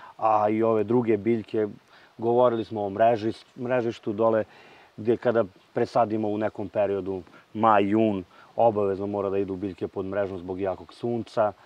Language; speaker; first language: Croatian; native; Croatian